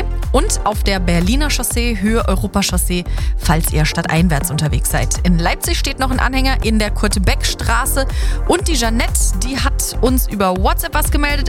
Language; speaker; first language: German; native; German